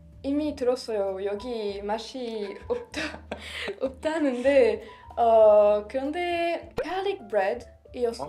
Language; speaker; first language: Korean; non-native, learner; French